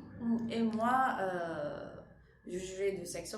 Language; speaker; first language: French; non-native, fluent; Japanese